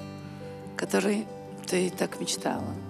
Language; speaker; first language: Russian; non-native, fluent; Georgian